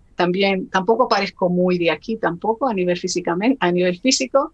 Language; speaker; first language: Spanish; native; Spanish